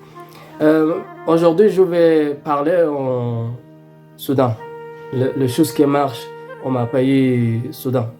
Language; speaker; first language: French; non-native, learner; Arabic